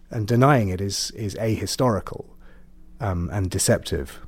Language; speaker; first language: English; native; English